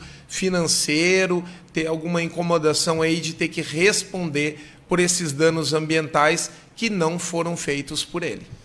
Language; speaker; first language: Portuguese; native; Portuguese